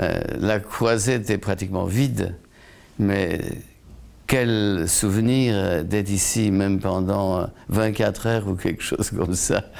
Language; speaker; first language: French; non-native, fluent; Polish